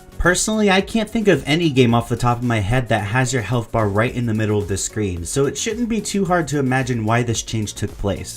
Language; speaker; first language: English; native; English